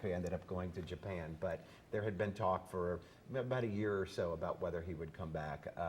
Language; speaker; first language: English; native; English